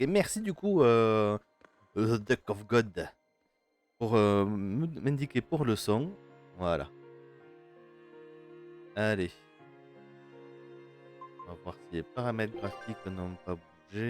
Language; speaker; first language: French; native; French